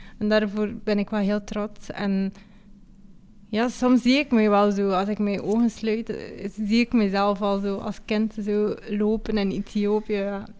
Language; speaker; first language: Dutch; early bilingual, other home language; Amharic